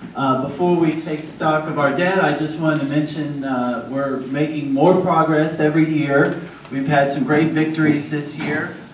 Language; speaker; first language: English; native; English